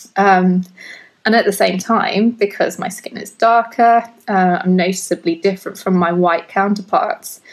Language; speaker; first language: English; early bilingual, other home language; Hindi